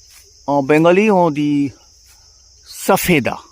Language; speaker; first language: French; non-native, fluent; Bangla